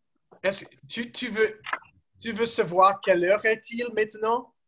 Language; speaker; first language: French; non-native, learner; English